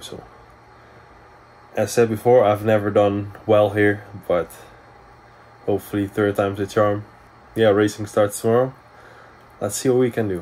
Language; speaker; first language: English; non-native, fluent; Dutch